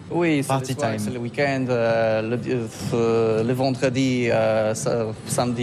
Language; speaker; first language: French; non-native, learner; Polish